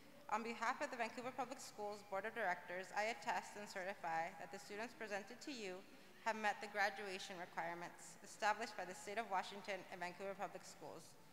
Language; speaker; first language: English; early bilingual, other home language; Spanish